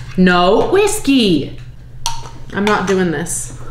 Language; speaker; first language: English; native; English